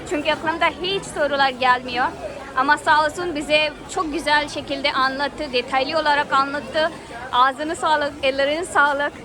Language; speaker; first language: Turkish; non-native, fluent; Hindi